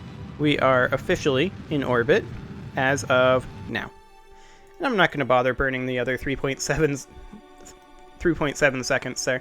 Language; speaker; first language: English; native; English